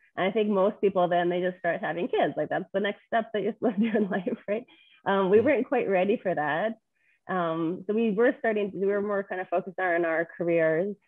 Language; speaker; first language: English; native; English